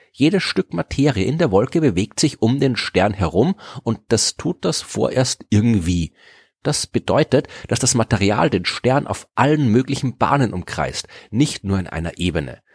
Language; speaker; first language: German; native; German